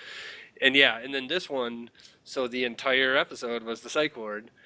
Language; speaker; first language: English; native; English